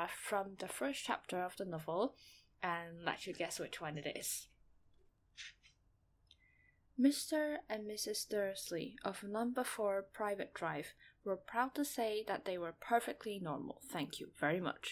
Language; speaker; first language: English; non-native, fluent; Chinese